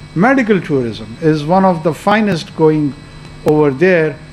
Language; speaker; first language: English; non-native, local second language; Pashto